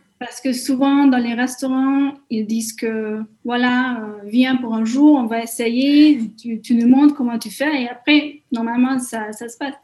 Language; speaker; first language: French; non-native, fluent; Hungarian